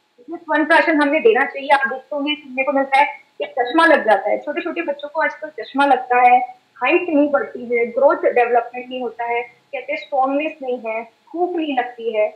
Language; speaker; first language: Hindi; native; Hindi